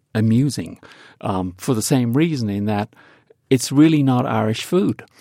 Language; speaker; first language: English; native; English